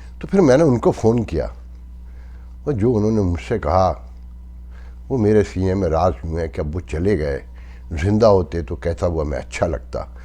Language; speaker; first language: Urdu; native; Urdu